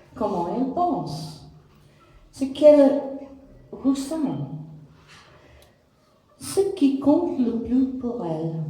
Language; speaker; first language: French; non-native, learner; English